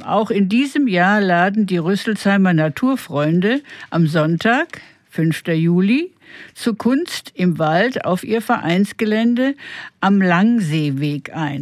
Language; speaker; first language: German; native; German